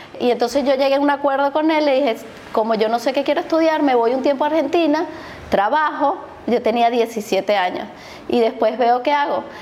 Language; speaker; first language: Spanish; native; Spanish